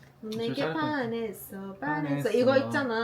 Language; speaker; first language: Korean; non-native, learner; Turkish